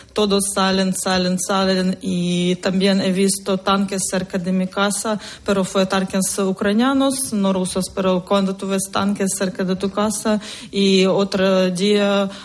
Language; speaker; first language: Spanish; non-native, learner; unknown